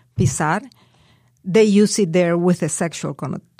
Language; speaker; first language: English; non-native, fluent; Spanish